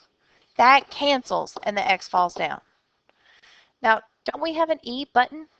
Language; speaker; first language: English; native; English